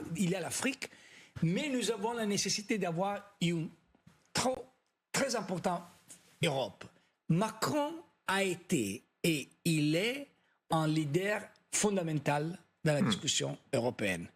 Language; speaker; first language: French; non-native, fluent; Italian